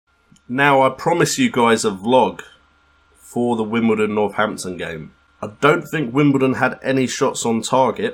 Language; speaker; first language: English; native; English